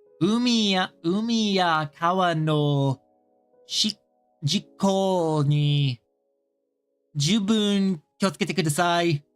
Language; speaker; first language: Japanese; non-native, learner; English